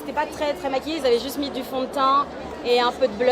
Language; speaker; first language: French; native; French